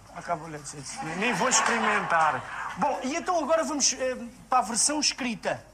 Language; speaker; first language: Portuguese; native; Portuguese